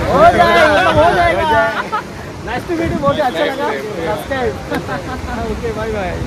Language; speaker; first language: Hindi; non-native, local second language; Assamese